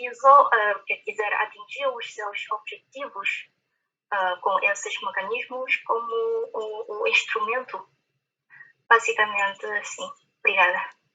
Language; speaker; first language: Portuguese; non-native, fluent; Chinese